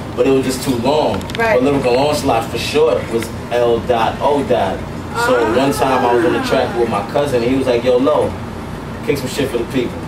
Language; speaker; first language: English; native; English